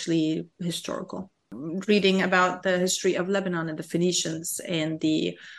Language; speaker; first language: English; non-native, fluent; Arabic